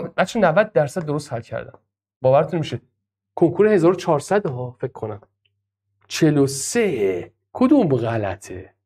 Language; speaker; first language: Persian; non-native, local second language; Azerbaijani